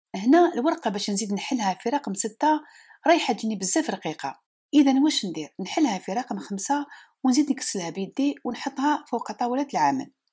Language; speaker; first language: Arabic; native; Arabic